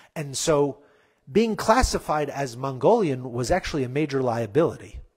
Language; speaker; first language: English; native; English